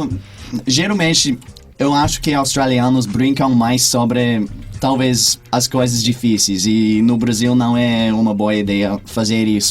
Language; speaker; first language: Portuguese; non-native, fluent; English